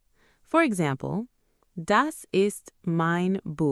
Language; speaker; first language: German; non-native, fluent; Arabic